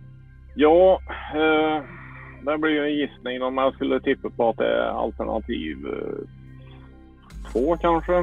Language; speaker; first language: Swedish; native; Swedish